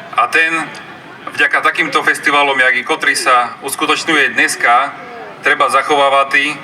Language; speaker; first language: Slovak; non-native, local second language; Rusyn